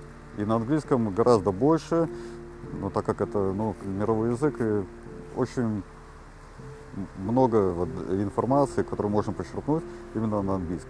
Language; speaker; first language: Russian; native; Russian